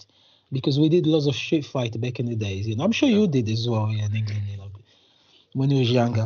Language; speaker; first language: English; non-native, fluent; Portuguese